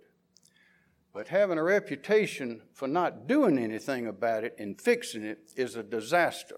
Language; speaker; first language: English; native; English